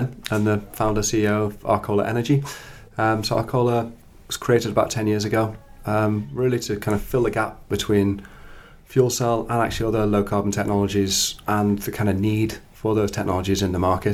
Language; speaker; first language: English; native; English